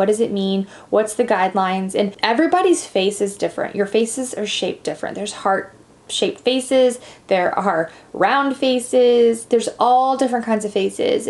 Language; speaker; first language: English; native; English